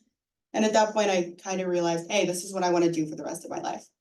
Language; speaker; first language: English; native; English